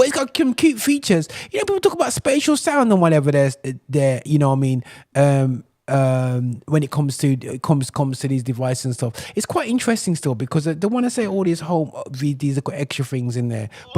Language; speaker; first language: English; native; English